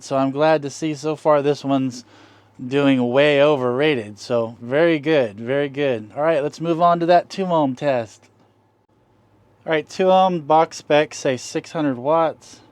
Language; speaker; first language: English; native; English